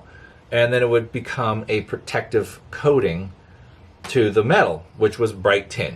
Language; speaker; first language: English; native; English